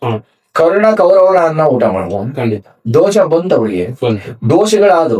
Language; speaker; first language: Kannada; native; Kannada